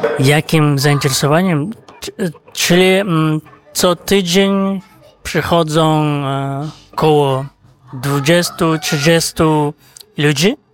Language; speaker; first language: Polish; non-native, fluent; Kazakh